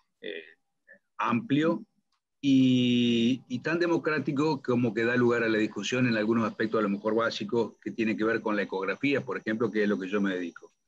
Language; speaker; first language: Spanish; native; Spanish